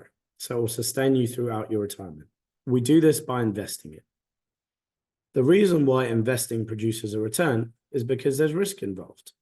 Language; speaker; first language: English; native; English